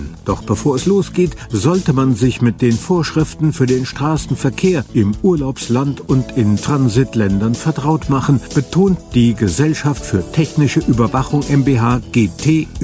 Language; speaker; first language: German; native; German